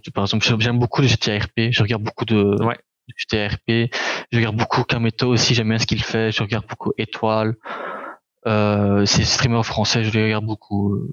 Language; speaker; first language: French; native; French